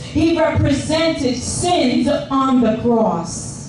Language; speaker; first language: English; early bilingual, other home language; Spanish